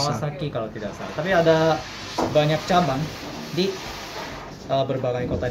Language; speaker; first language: Indonesian; non-native, fluent; Japanese